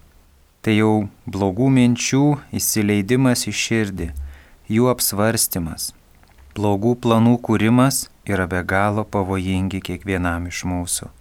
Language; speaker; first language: Lithuanian; native; Lithuanian